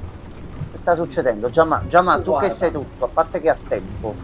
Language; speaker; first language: Italian; native; Italian